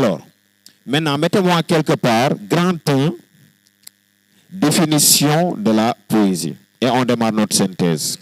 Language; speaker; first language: French; non-native, local second language; Wolof